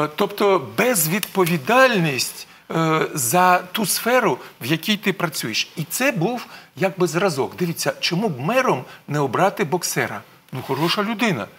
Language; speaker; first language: Ukrainian; non-native, local second language; Russian